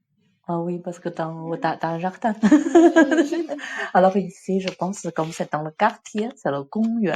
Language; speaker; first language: French; non-native, fluent; Chinese